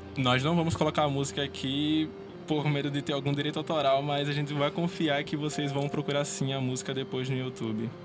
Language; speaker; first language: Portuguese; native; Portuguese